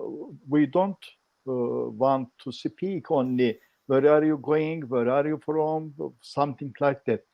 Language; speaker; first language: English; non-native, learner; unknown